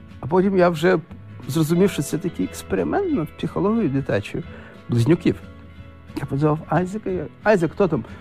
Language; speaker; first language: Ukrainian; non-native, local second language; Russian